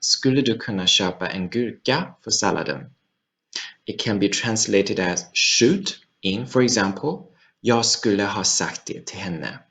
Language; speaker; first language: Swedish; non-native, fluent; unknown